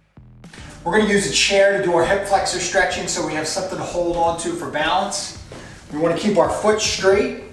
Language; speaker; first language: English; native; English